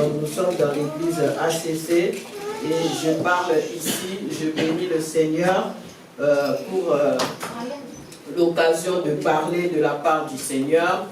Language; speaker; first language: French; non-native, local second language; Lingala